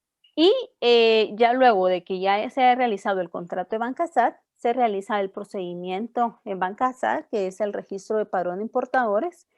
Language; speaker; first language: Spanish; native; Spanish